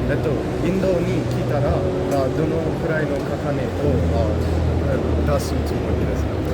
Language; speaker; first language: Japanese; non-native, fluent; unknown